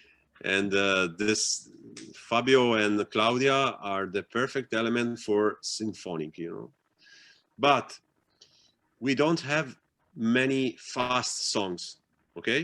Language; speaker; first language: English; non-native, fluent; Italian